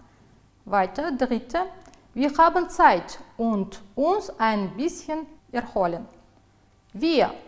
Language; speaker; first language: German; non-native, fluent; Uzbek